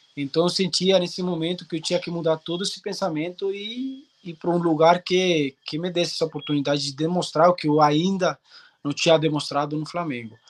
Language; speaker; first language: Portuguese; non-native, fluent; Spanish